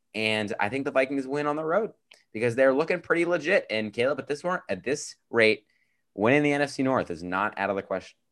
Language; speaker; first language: English; native; English